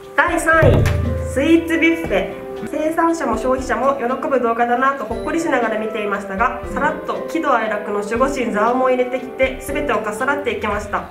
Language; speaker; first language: Japanese; native; Japanese